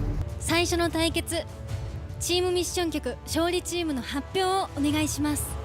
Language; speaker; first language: Japanese; native; Japanese